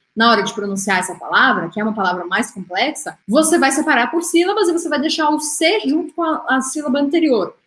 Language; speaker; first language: Portuguese; native; Portuguese